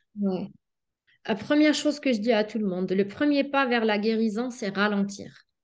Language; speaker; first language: French; non-native, local second language; Arabic